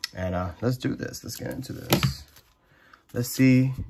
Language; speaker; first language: English; native; English